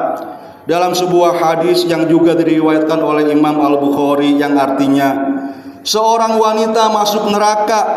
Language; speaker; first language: Indonesian; native; Indonesian